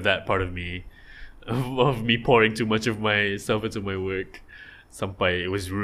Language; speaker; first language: English; non-native, local second language; Malay